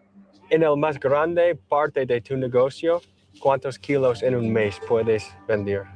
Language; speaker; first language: Spanish; non-native, learner; English